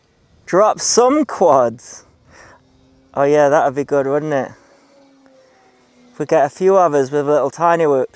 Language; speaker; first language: English; native; English